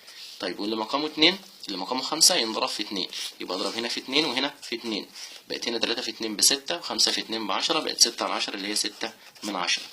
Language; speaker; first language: Arabic; native; Arabic